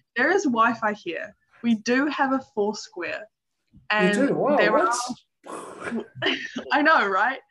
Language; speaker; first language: English; native; English